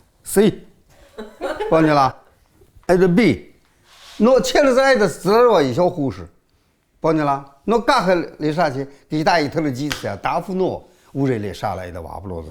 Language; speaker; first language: Russian; non-native, learner; Chinese